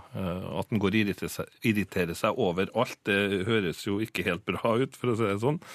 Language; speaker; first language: Norwegian; native; Norwegian